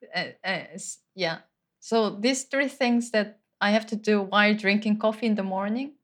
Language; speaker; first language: English; non-native, fluent; Korean